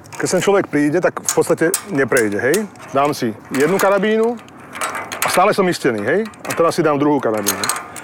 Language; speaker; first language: Slovak; native; Slovak